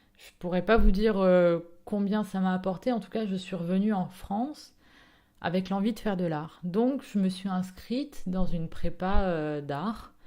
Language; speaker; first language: French; early bilingual, other home language; Italian